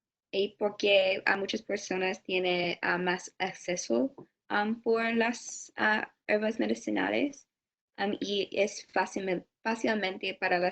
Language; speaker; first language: Spanish; non-native, learner; English